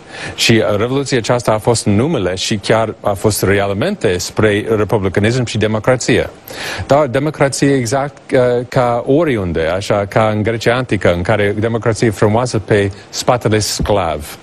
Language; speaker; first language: Romanian; non-native, fluent; English